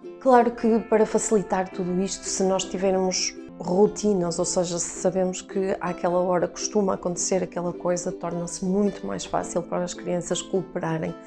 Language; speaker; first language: Portuguese; native; Portuguese